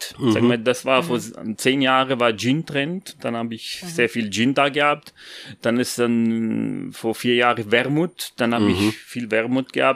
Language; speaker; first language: German; non-native, fluent; Italian